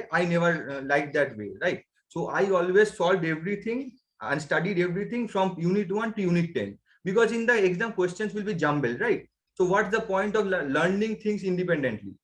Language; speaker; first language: English; non-native, local second language; Bangla